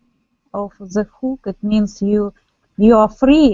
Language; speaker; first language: English; non-native, learner; Russian